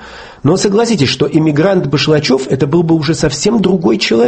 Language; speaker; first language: Russian; native; Russian